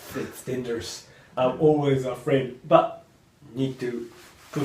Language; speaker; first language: English; non-native, learner; Japanese